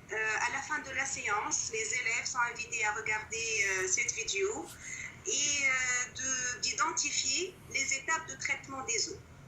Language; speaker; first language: French; non-native, local second language; Arabic